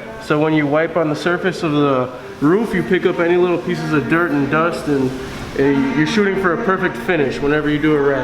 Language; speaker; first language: English; native; English